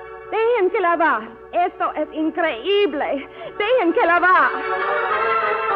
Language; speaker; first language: Spanish; non-native, learner; English